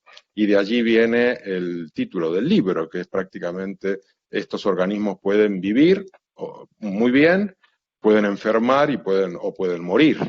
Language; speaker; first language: Spanish; native; Spanish